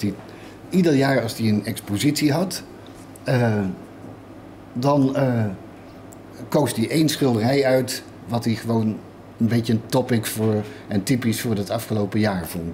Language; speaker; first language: Dutch; native; Dutch